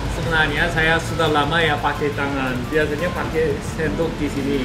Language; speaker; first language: Indonesian; non-native, learner; Korean